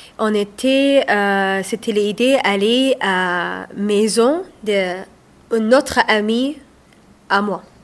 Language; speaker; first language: French; non-native, learner; Somali